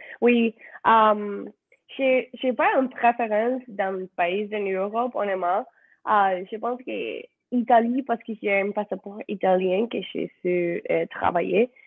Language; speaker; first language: French; non-native, learner; Spanish